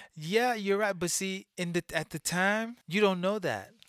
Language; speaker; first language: English; early bilingual, other home language; Haitian Creole